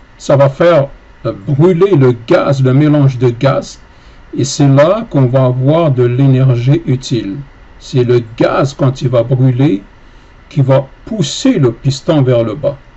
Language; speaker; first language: French; native; French